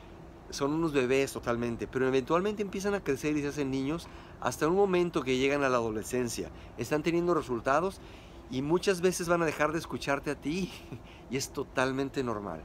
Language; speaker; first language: Spanish; native; Spanish